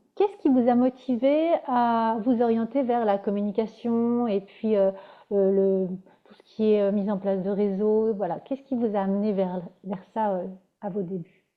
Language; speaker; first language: French; native; French